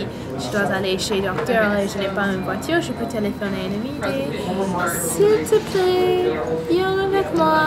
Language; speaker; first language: French; non-native, learner; English